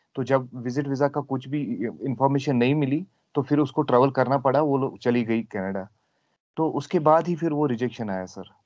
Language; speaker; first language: Hindi; native; Hindi